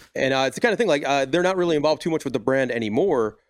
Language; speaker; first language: English; native; English